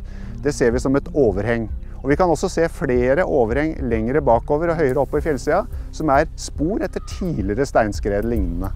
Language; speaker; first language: Norwegian; native; Norwegian